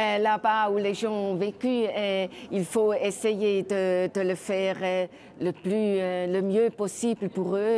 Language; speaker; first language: French; non-native, local second language; German